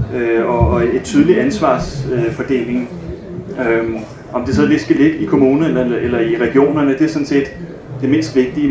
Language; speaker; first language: Danish; native; Danish